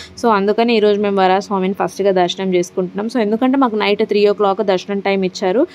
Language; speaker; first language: Telugu; non-native, local second language; Lambadi